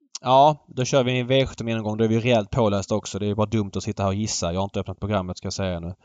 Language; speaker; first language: Swedish; native; Swedish